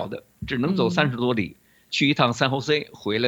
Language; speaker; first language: Chinese; native; Chinese